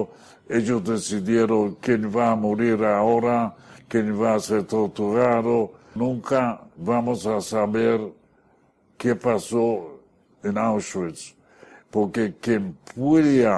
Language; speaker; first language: Spanish; non-native, fluent; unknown